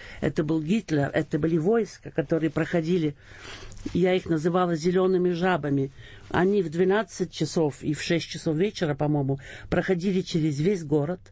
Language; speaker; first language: Russian; early bilingual, heritage; Russian